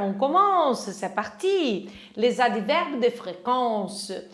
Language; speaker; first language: French; non-native, fluent; Portuguese